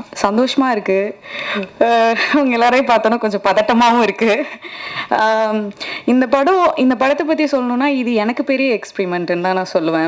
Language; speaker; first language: Tamil; native; Tamil